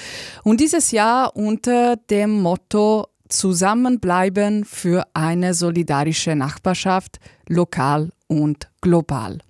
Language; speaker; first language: German; native; German